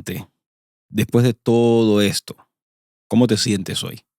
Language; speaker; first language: Spanish; native; Spanish